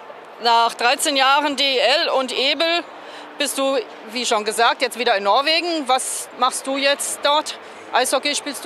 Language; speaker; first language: German; native; German